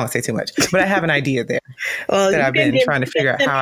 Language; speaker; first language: English; native; English